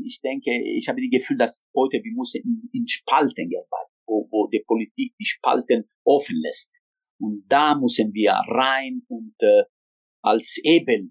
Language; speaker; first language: German; non-native, fluent; Italian